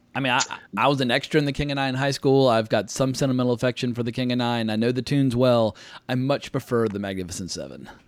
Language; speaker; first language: English; native; English